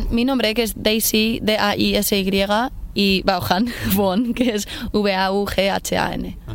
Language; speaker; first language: Spanish; non-native, fluent; English